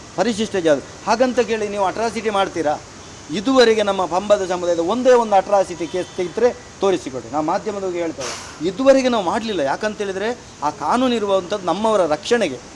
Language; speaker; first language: Kannada; non-native, local second language; Tulu